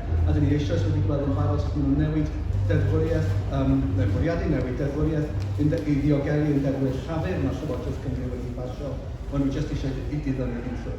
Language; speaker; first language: Welsh; native; Welsh